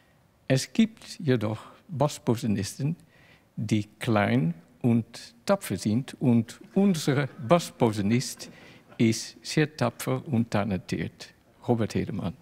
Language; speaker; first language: German; non-native, fluent; Dutch